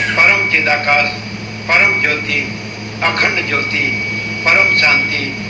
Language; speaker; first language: Hindi; non-native, local second language; Gujarati